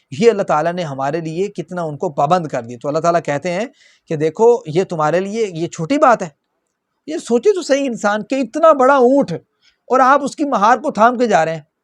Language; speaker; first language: Urdu; non-native, local second language; Punjabi